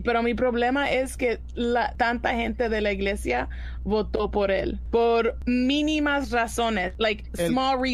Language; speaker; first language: Spanish; early bilingual, heritage; Spanish